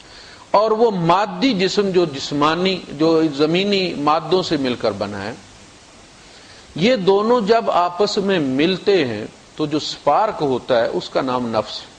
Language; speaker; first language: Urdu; non-native, local second language; Punjabi